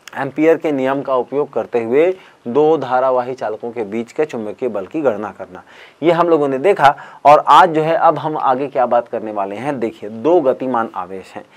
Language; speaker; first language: Hindi; native; Hindi